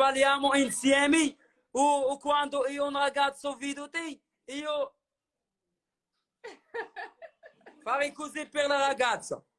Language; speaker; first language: Italian; non-native, learner; Arabic